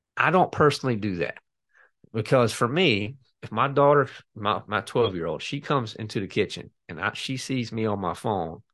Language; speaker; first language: English; native; English